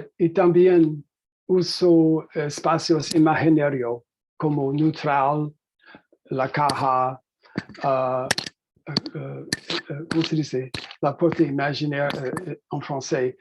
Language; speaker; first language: Spanish; non-native, learner; English